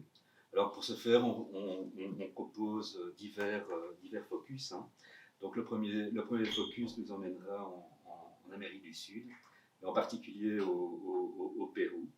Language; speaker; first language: French; native; French